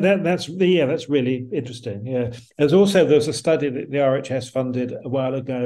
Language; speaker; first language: English; native; English